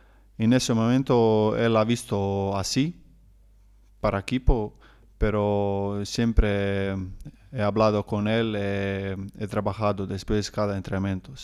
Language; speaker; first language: Spanish; non-native, learner; Croatian